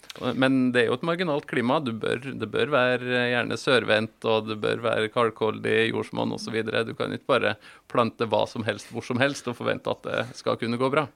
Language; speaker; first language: Norwegian; native; Norwegian